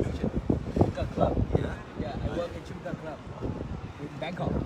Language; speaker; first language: English; non-native, learner; Thai